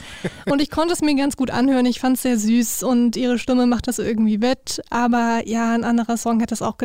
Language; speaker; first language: German; native; German